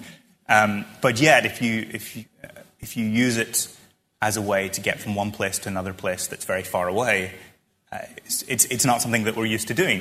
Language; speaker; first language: English; native; English